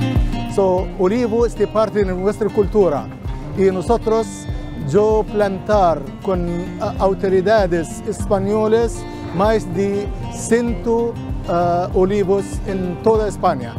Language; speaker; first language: Spanish; non-native, learner; Arabic